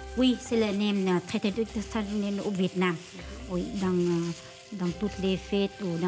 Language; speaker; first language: French; non-native, learner; Vietnamese